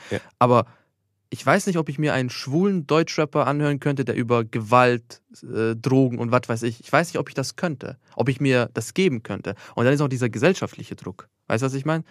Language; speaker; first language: German; early bilingual, other home language; Albanian